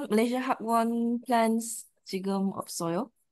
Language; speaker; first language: Korean; non-native, learner; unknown